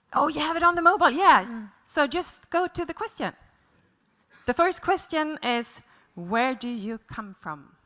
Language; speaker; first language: English; non-native, fluent; Swedish